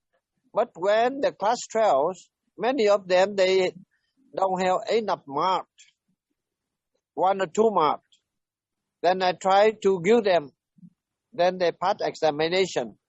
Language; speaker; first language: English; non-native, learner; Vietnamese